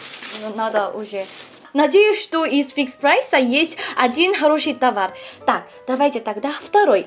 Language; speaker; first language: Russian; non-native, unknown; Korean